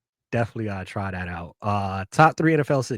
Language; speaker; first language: English; native; English